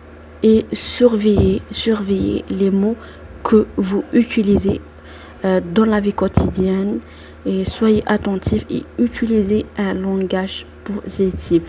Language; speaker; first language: French; non-native, local second language; Arabic